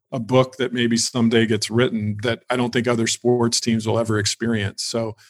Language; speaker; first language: English; native; English